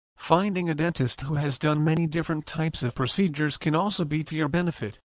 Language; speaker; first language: English; non-native, fluent; Spanish